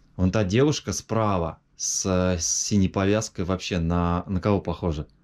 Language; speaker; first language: Russian; native; Russian